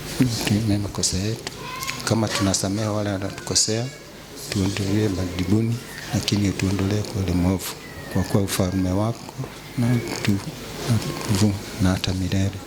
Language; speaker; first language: Swahili; non-native, local second language; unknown